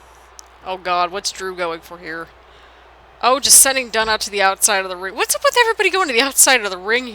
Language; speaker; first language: English; native; English